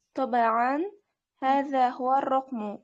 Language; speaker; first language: Arabic; non-native, learner; Uzbek